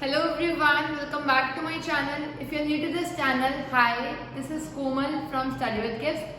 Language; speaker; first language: English; non-native, local second language; Hindi